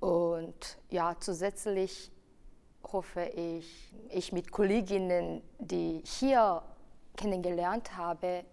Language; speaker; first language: German; non-native, fluent; Korean